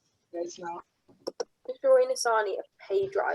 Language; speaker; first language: English; native; English